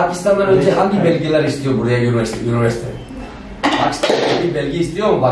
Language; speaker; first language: Turkish; non-native, fluent; Urdu